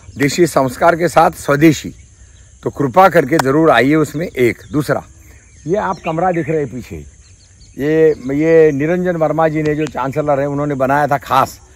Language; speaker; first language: Hindi; native; Hindi